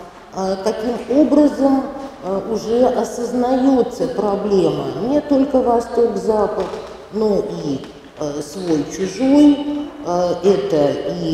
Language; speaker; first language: Russian; native; Russian